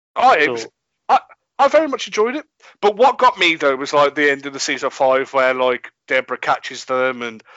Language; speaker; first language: English; native; English